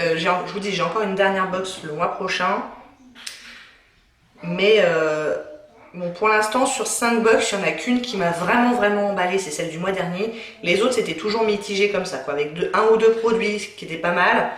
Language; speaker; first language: French; native; French